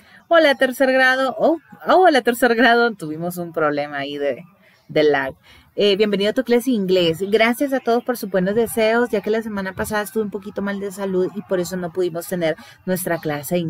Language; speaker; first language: Spanish; native; Spanish